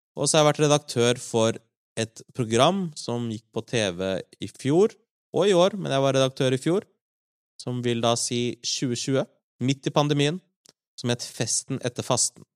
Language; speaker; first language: Norwegian; native; Norwegian